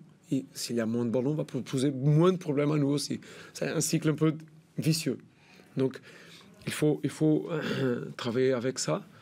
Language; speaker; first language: French; non-native, learner; Portuguese